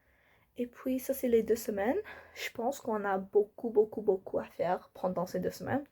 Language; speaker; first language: French; non-native, learner; English